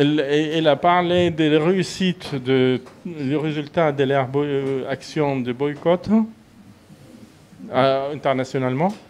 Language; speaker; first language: French; non-native, fluent; Arabic